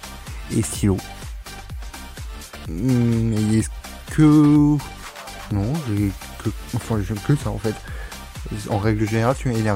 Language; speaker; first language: French; native; French